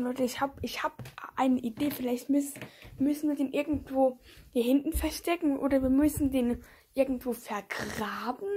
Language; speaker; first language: German; native; German